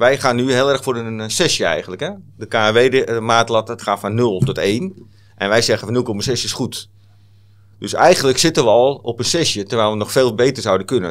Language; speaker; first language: Dutch; native; Dutch